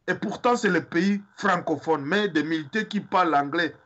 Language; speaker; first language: French; non-native, local second language; Swahili